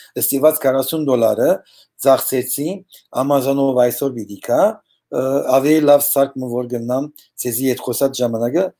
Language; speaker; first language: Armenian; early bilingual, heritage; Armenian